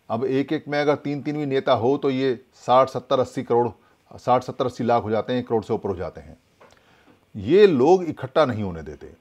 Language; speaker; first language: Hindi; native; Hindi